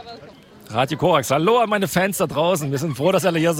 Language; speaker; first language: German; native; German